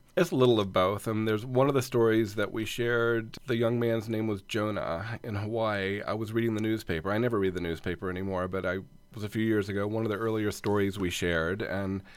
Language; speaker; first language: English; native; English